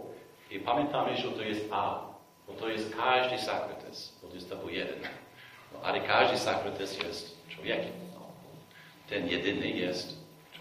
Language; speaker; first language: Polish; non-native, fluent; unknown